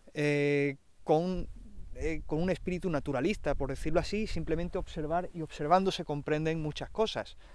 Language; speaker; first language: Spanish; native; Spanish